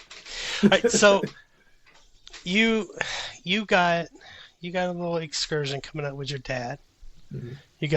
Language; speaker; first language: English; native; English